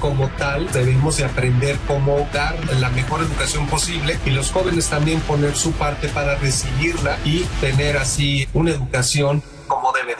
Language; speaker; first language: Spanish; native; Spanish